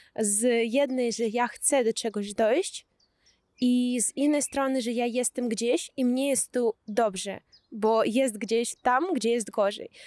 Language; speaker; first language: Polish; non-native, fluent; Russian